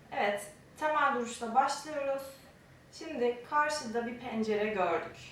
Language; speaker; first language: Turkish; native; Turkish